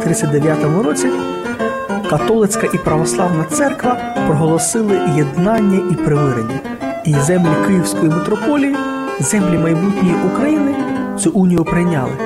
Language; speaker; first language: Ukrainian; native; Ukrainian